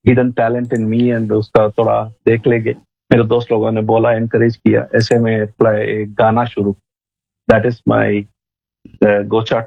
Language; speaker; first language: Hindi; non-native, local second language; Malayalam